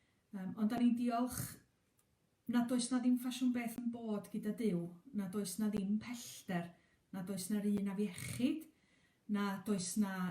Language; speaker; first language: Welsh; native; Welsh